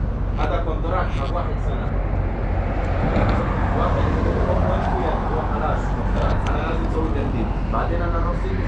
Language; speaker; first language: Arabic; non-native, learner; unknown